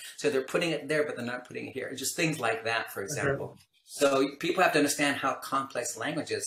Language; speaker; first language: English; native; English